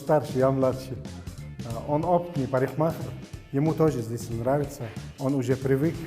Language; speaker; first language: Russian; non-native, learner; Arabic